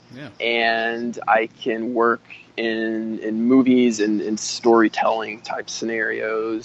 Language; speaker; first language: English; native; English